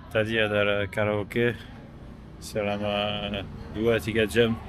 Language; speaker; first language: Indonesian; non-native, learner; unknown